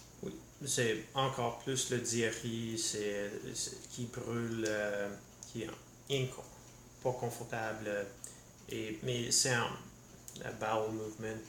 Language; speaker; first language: French; non-native, learner; English